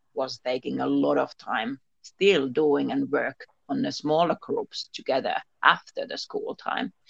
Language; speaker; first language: English; non-native, learner; Finnish